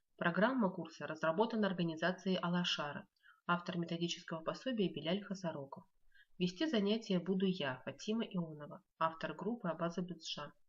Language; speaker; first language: Russian; non-native, local second language; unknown